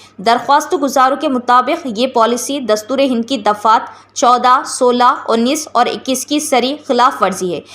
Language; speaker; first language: Urdu; native; Urdu